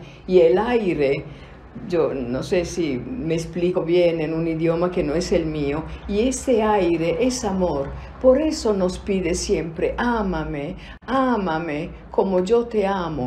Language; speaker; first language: Spanish; non-native, fluent; Italian